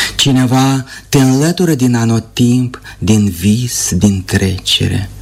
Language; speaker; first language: Romanian; native; Romanian